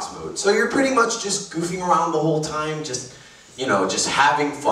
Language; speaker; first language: English; native; English